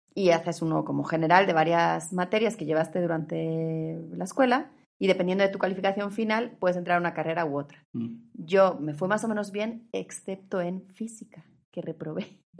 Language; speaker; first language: Spanish; native; Spanish